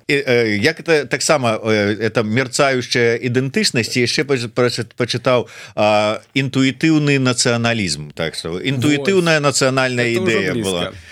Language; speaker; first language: Belarusian; native; Belarusian